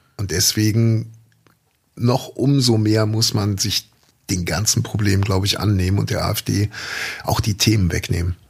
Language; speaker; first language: German; native; German